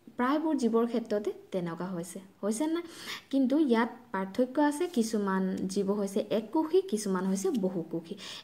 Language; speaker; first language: Assamese; non-native, local second language; Bangla